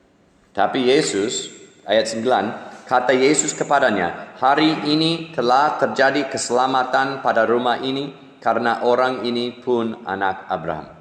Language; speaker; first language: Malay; non-native, fluent; English